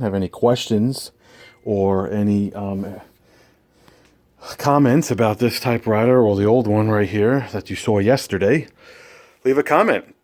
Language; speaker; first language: English; native; English